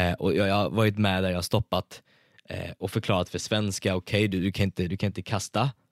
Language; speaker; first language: Swedish; early bilingual, other home language; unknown